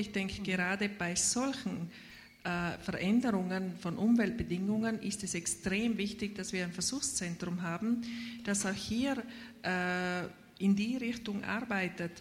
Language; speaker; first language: German; native; German